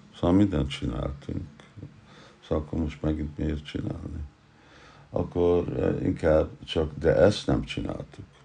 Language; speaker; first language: Hungarian; non-native, learner; English